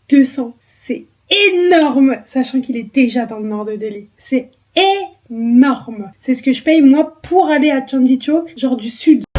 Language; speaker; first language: French; native; French